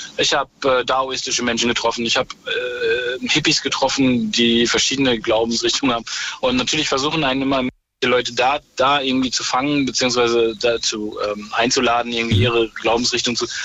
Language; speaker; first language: German; native; German